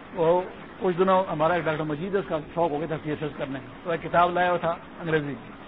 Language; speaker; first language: Urdu; non-native, local second language; Pashto